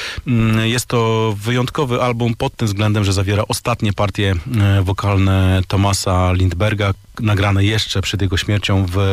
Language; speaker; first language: Polish; native; Polish